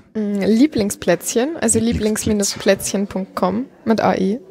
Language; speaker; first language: German; native; German